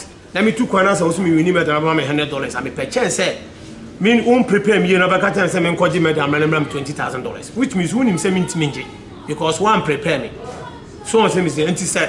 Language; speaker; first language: English; non-native, local second language; Akan